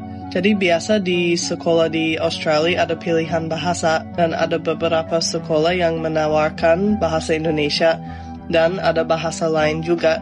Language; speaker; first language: Indonesian; non-native, fluent; English